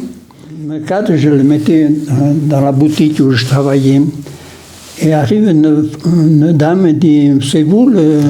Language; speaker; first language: French; non-native, local second language; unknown